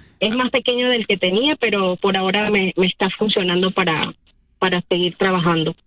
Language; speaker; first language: Spanish; native; Spanish